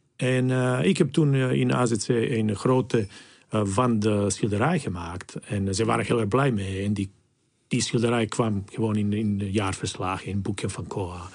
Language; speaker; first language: Dutch; non-native, fluent; Bosnian